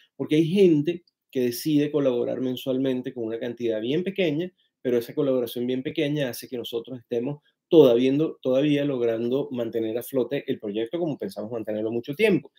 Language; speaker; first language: Spanish; native; Spanish